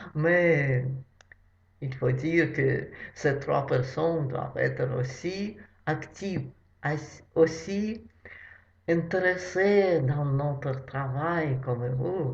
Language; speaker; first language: French; non-native, fluent; Russian